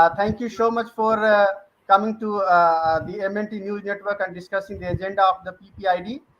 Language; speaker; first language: English; non-native, local second language; Hindi